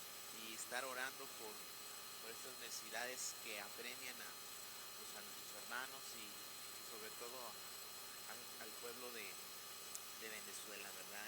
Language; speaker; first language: Spanish; native; Spanish